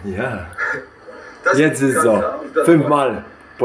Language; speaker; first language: German; non-native, learner; Polish